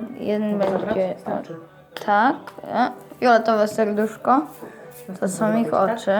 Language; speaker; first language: Polish; early bilingual, heritage; Polish